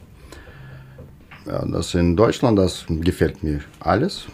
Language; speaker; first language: German; non-native, learner; Russian